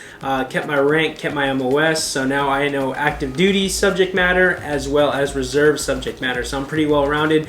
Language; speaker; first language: English; native; English